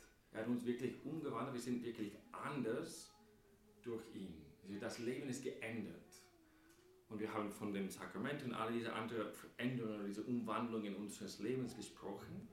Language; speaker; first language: German; non-native, fluent; English